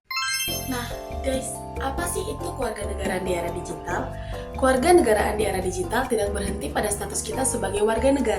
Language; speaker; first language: Indonesian; native; Indonesian